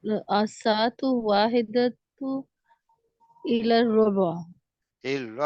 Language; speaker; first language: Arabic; non-native, learner; Urdu